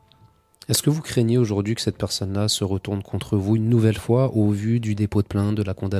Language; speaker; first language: French; native; French